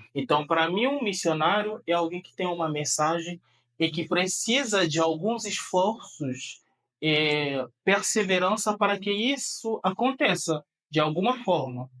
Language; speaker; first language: Portuguese; non-native, fluent; Lingala